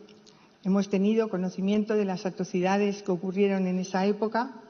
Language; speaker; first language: Spanish; native; Spanish